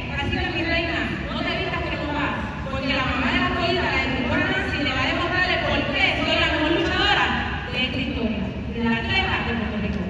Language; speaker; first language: Spanish; native; Spanish